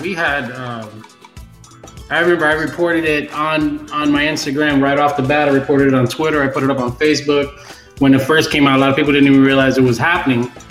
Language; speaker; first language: English; early bilingual, other home language; Spanish